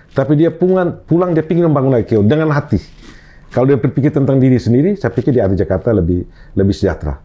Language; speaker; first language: Indonesian; non-native, local second language; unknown